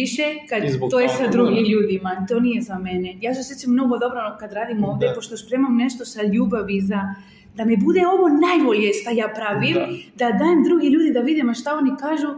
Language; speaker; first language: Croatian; non-native, learner; Spanish